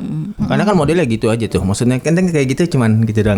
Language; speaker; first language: Indonesian; native; Indonesian